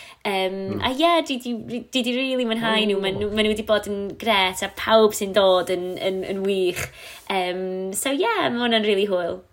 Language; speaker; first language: Welsh; non-native, local second language; English